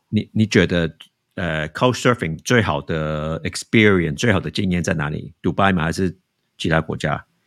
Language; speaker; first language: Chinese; early bilingual, heritage; Chinese